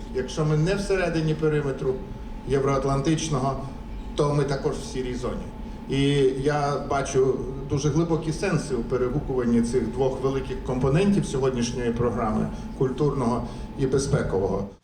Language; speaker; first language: Ukrainian; native; Ukrainian